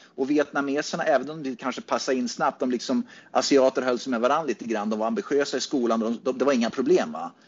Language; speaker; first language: Swedish; native; Swedish